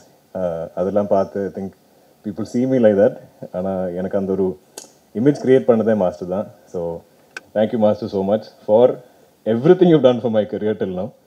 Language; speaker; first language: Tamil; non-native, local second language; Malayalam